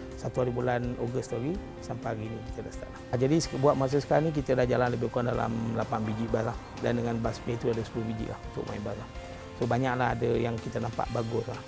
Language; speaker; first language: Malay; non-native, local second language; Tamil